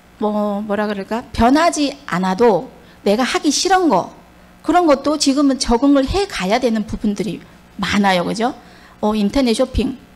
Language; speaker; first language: Korean; native; Korean